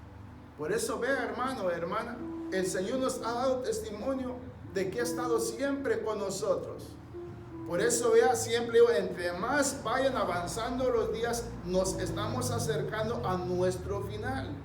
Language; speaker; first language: Spanish; native; Spanish